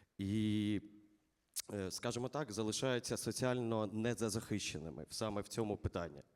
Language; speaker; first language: Ukrainian; native; Ukrainian